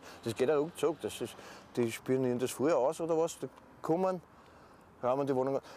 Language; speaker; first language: German; native; German